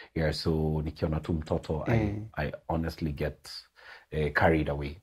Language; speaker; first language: English; non-native, local second language; Swahili